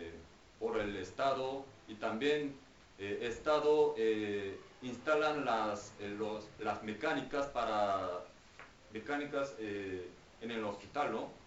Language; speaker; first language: Spanish; non-native, fluent; Korean